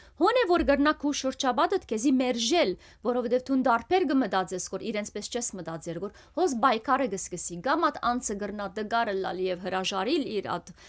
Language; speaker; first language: Armenian; early bilingual, heritage; Armenian